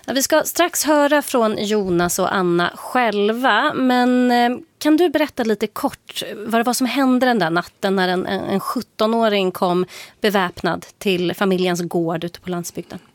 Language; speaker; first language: Swedish; native; Swedish